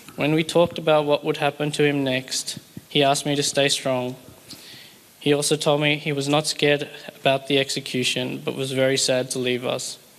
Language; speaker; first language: English; non-native, fluent; Tamil